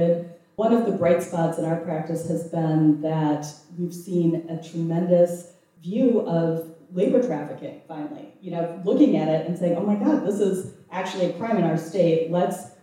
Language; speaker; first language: English; native; English